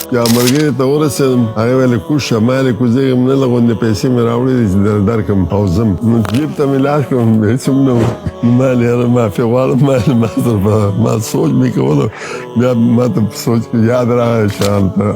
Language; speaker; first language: Pashto; non-native, local second language; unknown